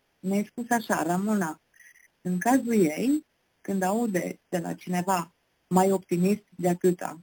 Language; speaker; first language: Romanian; native; Romanian